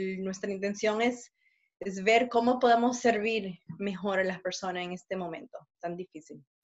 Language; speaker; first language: Spanish; early bilingual, heritage; Spanish